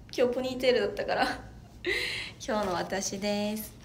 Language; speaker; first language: Japanese; native; Japanese